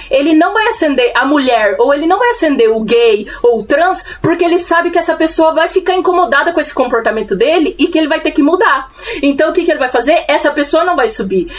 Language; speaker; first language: Portuguese; early bilingual, other home language; Spanish